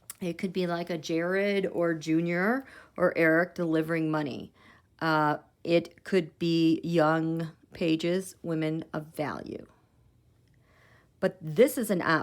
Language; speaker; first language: English; native; English